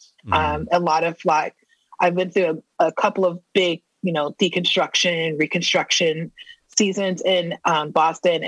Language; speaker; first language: English; native; English